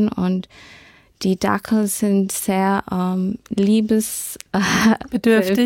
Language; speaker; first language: German; early bilingual, heritage; German